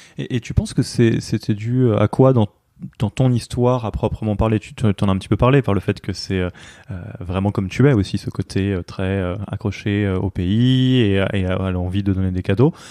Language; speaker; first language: French; native; French